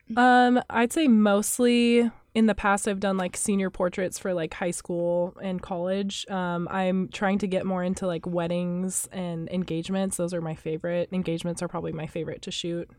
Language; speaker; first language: English; native; English